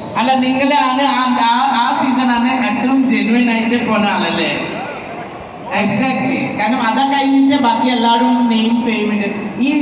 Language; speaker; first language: Malayalam; non-native, local second language; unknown